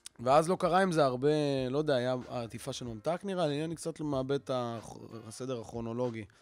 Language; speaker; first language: Hebrew; native; Hebrew